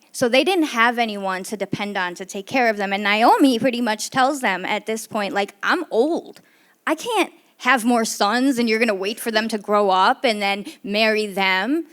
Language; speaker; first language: English; native; English